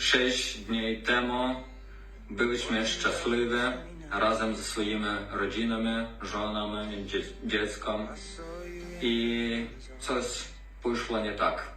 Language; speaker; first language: Polish; non-native, learner; Ukrainian